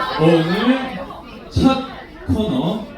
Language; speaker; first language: Korean; non-native, fluent; Chinese